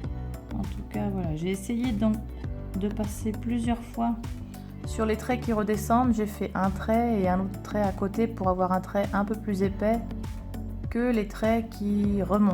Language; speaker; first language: French; native; French